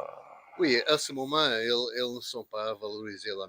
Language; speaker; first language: French; non-native, learner; Portuguese